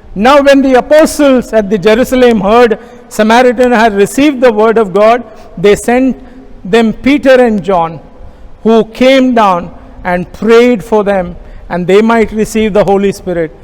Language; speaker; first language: English; non-native, local second language; Kannada